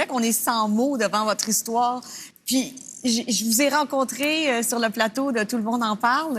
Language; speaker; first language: French; native; French